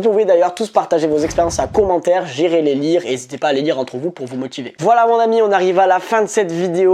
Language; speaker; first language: French; native; French